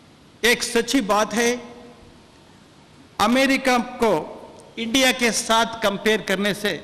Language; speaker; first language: Hindi; non-native, local second language; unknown